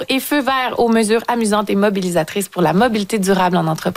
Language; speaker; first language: French; native; French